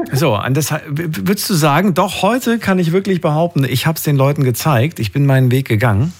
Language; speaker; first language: German; native; German